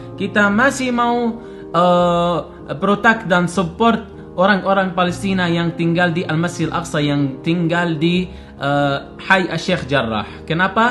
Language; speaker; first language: Indonesian; non-native, learner; Arabic